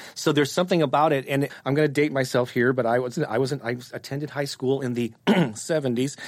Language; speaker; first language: English; native; English